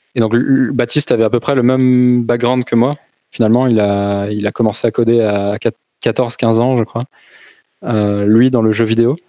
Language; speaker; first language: French; native; French